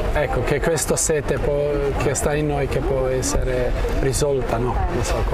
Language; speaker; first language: Italian; non-native, fluent; Croatian